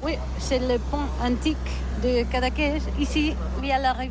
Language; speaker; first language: French; non-native, learner; Catalan